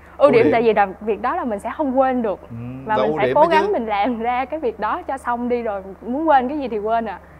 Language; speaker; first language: Vietnamese; native; Vietnamese